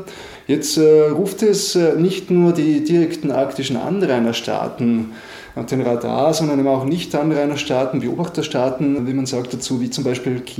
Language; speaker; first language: German; native; German